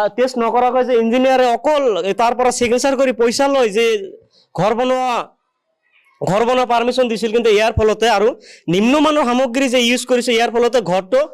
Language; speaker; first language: Assamese; non-native, local second language; Bangla